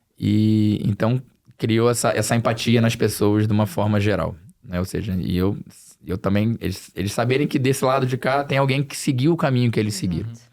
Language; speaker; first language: Portuguese; native; Portuguese